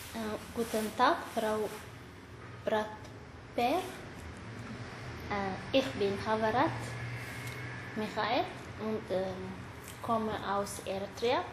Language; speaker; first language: German; non-native, learner; Tigrinya